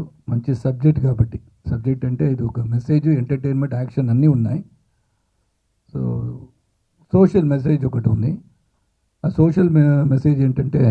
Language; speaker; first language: Telugu; non-native, fluent; Tamil